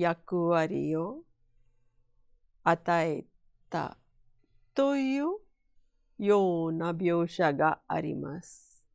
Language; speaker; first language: Japanese; non-native, fluent; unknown